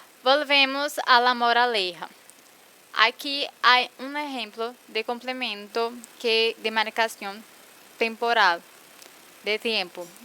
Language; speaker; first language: Spanish; non-native, fluent; Portuguese